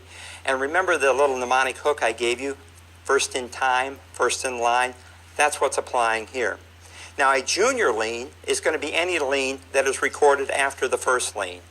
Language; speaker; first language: English; native; English